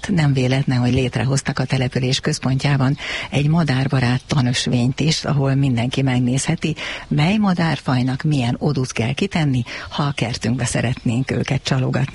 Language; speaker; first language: Hungarian; native; Hungarian